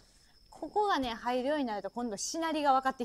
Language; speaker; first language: Japanese; native; Japanese